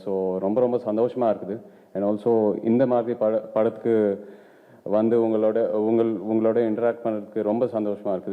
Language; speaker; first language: Tamil; non-native, local second language; Telugu